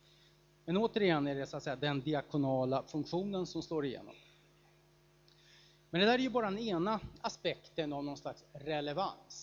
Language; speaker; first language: Swedish; native; Swedish